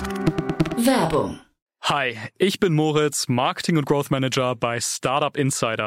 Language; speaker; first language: German; native; German